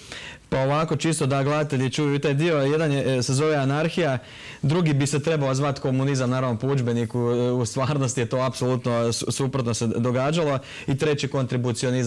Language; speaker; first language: Croatian; native; Croatian